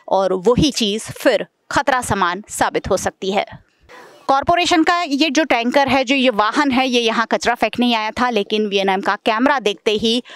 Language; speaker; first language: Hindi; non-native, local second language; Gujarati